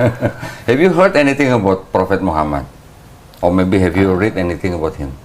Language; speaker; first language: English; non-native, fluent; Indonesian